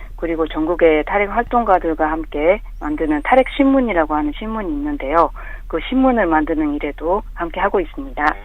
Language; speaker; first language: Korean; non-native, fluent; Japanese